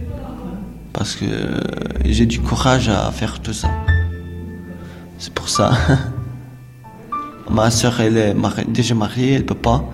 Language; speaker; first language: French; non-native, learner; Albanian